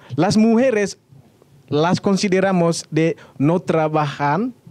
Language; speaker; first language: Spanish; non-native, fluent; Indonesian